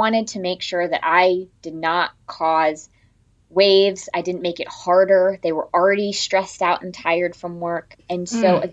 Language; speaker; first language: English; native; English